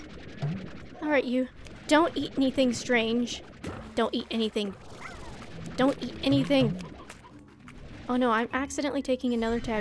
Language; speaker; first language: English; native; English